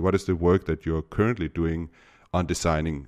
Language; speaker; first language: English; non-native, fluent; Danish